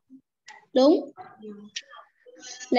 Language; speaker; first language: Vietnamese; native; Vietnamese